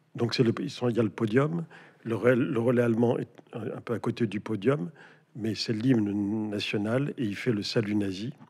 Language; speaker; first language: French; native; French